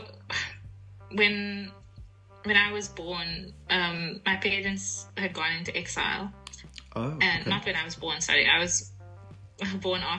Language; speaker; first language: English; native; English